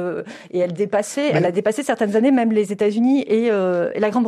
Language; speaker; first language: French; native; French